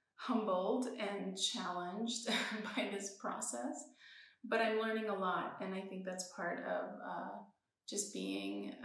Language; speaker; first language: English; early bilingual, other home language; Persian